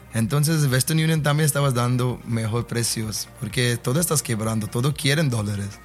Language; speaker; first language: Spanish; non-native, learner; Hindi